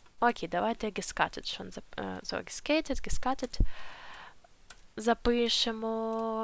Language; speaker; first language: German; non-native, fluent; Ukrainian